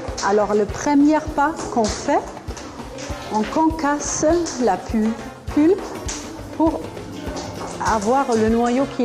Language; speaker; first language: French; non-native, fluent; German